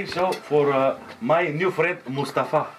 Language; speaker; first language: English; non-native, learner; Bulgarian